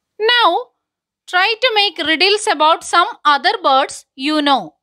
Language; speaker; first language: English; non-native, local second language; Malayalam